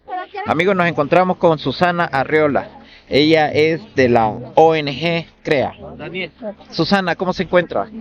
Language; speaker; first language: Spanish; native; Spanish